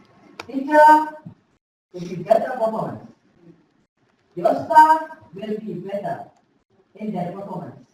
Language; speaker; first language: English; non-native, fluent; Indonesian